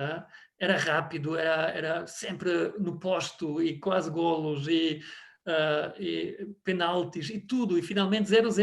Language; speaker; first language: Portuguese; non-native, fluent; German